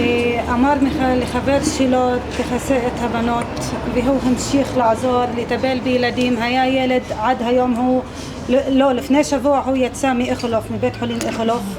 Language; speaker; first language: Hebrew; non-native, local second language; Arabic